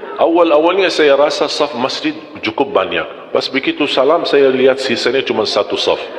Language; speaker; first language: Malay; non-native, fluent; Arabic